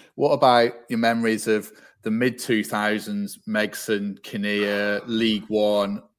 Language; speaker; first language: English; native; English